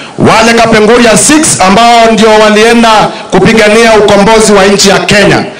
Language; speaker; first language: Swahili; non-native, local second language; Kamba